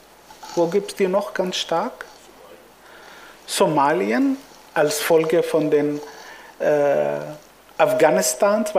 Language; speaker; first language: German; non-native, fluent; Arabic